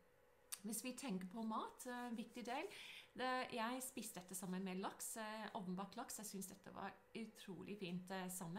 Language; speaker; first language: Norwegian; non-native, fluent; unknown